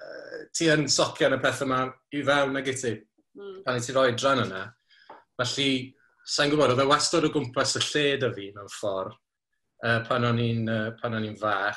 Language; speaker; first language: Welsh; native; Welsh